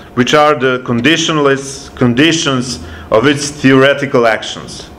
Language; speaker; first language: English; non-native, fluent; Serbian